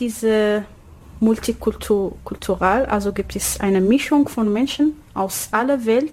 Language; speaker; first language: German; non-native, learner; Arabic